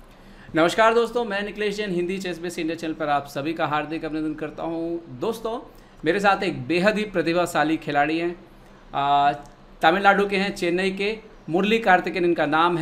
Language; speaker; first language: Hindi; native; Hindi